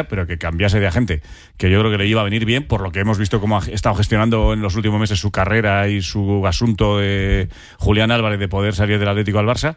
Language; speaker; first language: Spanish; native; Spanish